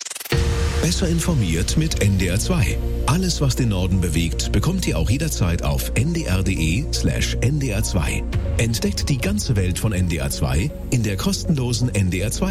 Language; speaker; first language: German; native; German